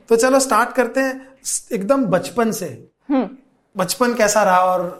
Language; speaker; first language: Hindi; native; Hindi